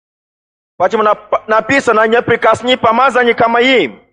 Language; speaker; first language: Russian; non-native, fluent; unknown